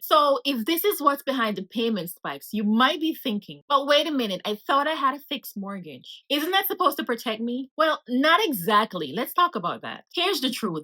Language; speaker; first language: English; native; English